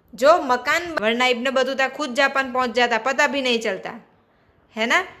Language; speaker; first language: Hindi; non-native, local second language; Gujarati